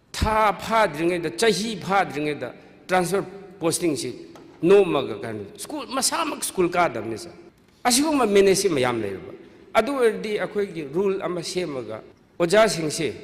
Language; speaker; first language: Manipuri; non-native, local second language; Tangkhul Naga (India)